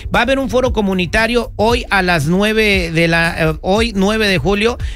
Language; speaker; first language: Spanish; native; Spanish